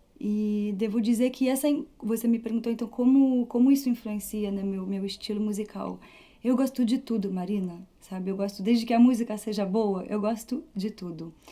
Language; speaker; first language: Portuguese; early bilingual, heritage; Portuguese